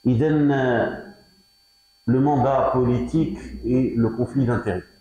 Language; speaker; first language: French; non-native, local second language; Arabic